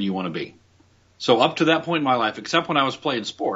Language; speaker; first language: English; native; English